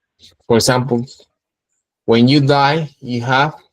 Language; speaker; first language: English; non-native, fluent; Spanish